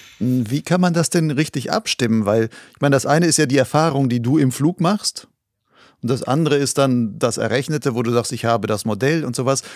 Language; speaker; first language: German; native; German